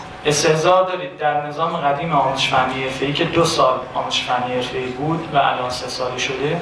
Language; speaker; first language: Persian; native; Persian